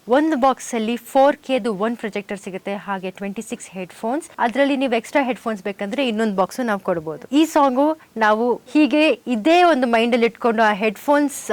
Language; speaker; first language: Kannada; non-native, local second language; Tamil